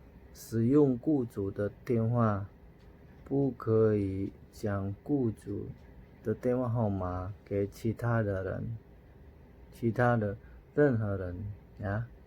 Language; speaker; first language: Chinese; non-native, fluent; Indonesian